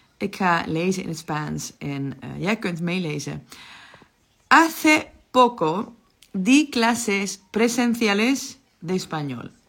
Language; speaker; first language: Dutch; native; Dutch